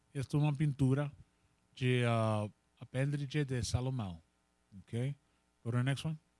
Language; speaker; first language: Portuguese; non-native, learner; Spanish